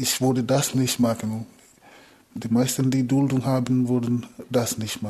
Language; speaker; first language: German; non-native, learner; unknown